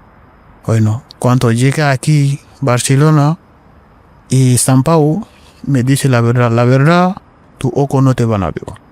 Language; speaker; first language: Spanish; non-native, learner; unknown